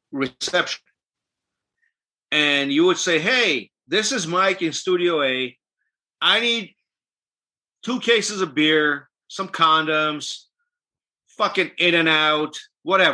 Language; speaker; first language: English; non-native, fluent; Armenian